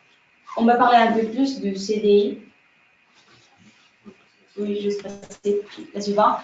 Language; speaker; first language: French; non-native, fluent; Spanish